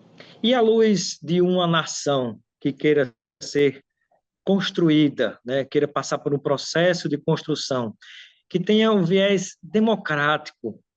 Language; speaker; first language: Portuguese; native; Portuguese